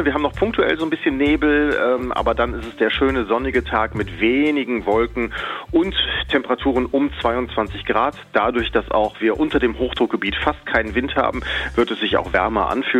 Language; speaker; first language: German; native; German